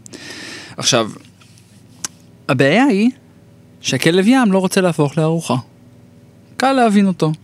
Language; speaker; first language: Hebrew; native; Hebrew